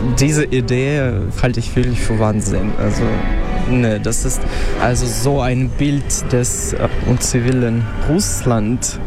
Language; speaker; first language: German; non-native, fluent; Russian